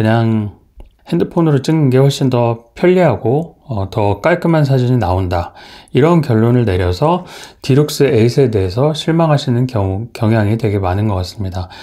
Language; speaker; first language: Korean; native; Korean